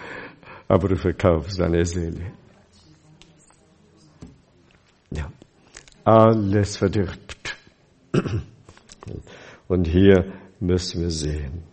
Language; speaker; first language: German; non-native, fluent; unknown